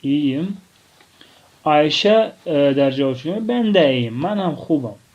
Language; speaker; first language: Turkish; non-native, fluent; Tajik